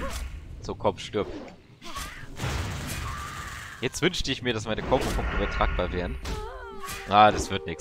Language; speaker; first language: German; native; German